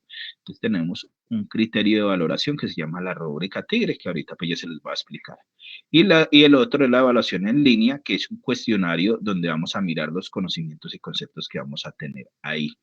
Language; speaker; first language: Spanish; native; Spanish